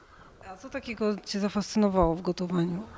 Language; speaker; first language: Polish; native; Polish